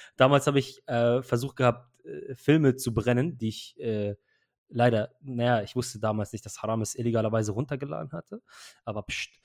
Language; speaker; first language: German; early bilingual, other home language; Arabic